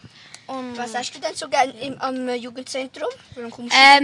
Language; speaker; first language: German; native; German